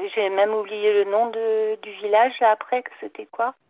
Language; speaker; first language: French; native; French